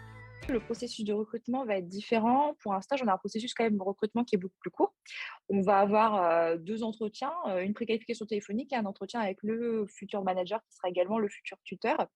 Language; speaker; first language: French; native; French